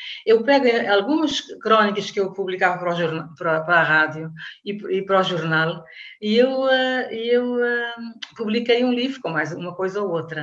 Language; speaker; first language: Portuguese; non-native, local second language; Kabuverdianu